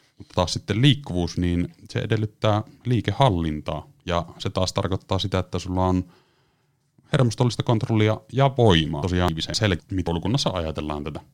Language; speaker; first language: Finnish; native; Finnish